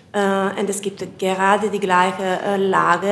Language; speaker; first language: German; non-native, fluent; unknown